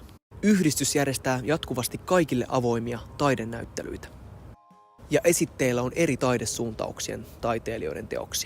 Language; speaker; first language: Finnish; native; Finnish